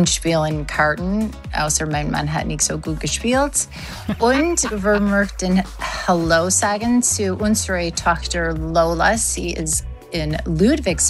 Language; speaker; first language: German; non-native, learner; English